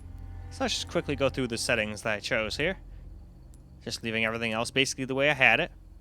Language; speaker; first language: English; native; English